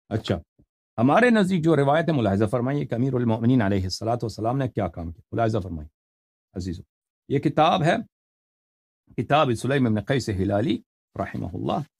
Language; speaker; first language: Urdu; non-native, fluent; Persian